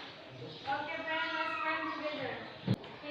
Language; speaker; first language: English; non-native, learner; Indonesian